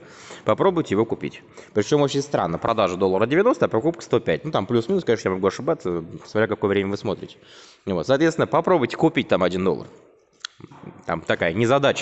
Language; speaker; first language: Russian; native; Russian